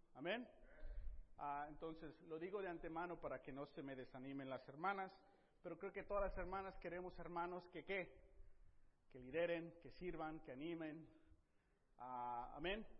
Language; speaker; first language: Spanish; native; Spanish